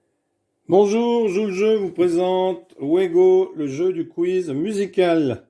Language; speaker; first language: French; native; French